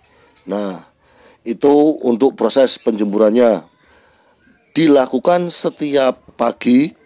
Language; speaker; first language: Indonesian; native; Indonesian